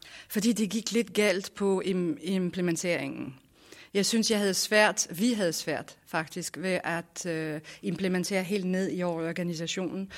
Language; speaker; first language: Danish; non-native, fluent; French